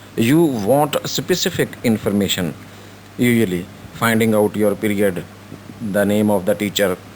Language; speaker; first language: English; non-native, local second language; Urdu